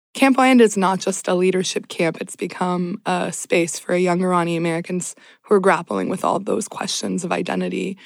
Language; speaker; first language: English; native; English